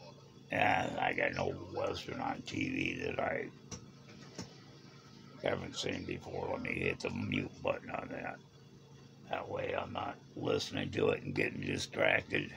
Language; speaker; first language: English; native; English